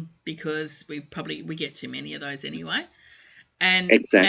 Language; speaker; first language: English; native; English